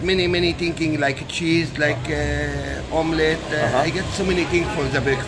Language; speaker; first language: English; non-native, learner; Arabic